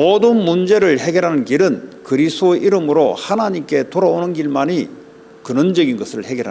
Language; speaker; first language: Korean; native; Korean